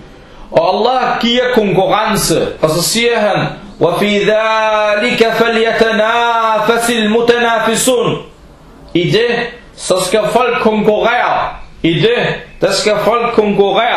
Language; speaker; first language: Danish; early bilingual, other home language; Arabic